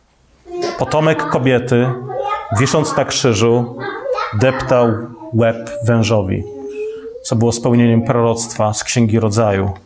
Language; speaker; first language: Polish; native; Polish